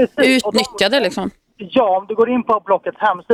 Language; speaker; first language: Swedish; native; Swedish